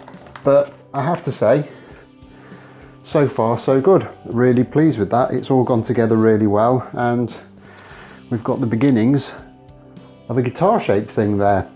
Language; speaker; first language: English; native; English